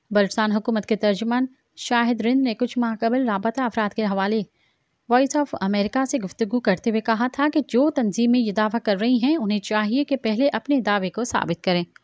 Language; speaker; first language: Urdu; non-native, local second language; Sindhi